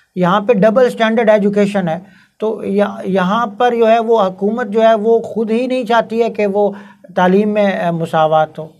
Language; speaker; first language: Urdu; non-native, local second language; Punjabi